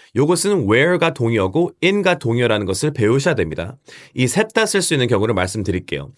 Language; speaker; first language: Korean; early bilingual, heritage; Korean